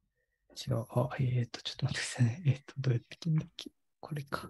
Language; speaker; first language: Japanese; native; Japanese